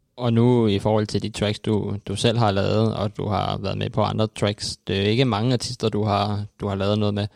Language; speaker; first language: Danish; native; Danish